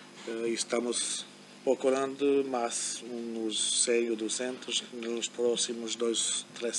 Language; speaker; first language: Spanish; non-native, learner; German